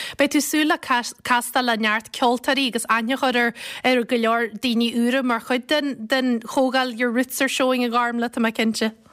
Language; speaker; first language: Irish; native; Irish